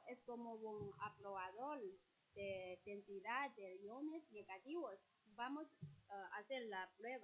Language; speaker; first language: Spanish; non-native, fluent; Chinese